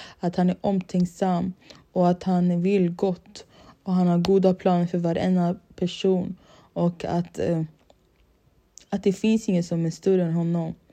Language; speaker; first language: Swedish; early bilingual, other home language; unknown